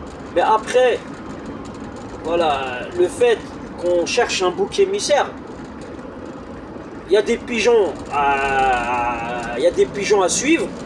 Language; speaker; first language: French; native; French